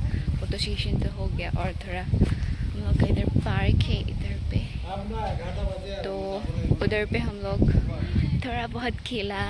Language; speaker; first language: Hindi; non-native, local second language; Assamese